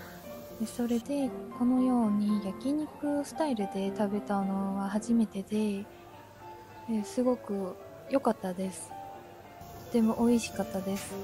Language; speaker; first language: Japanese; non-native, fluent; Korean